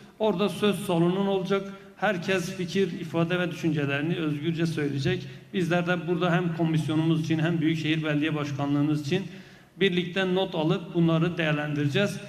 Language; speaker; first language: Turkish; non-native, local second language; Kurdish